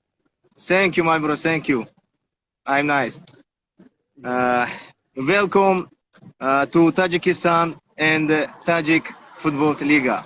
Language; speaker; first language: English; non-native, learner; Tajik